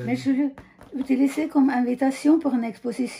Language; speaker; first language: French; non-native, fluent; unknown